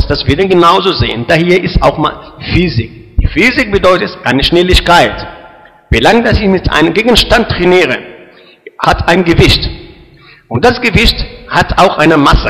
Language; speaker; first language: German; non-native, fluent; Arabic